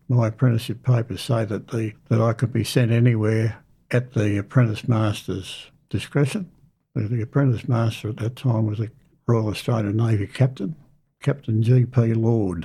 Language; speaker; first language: English; native; English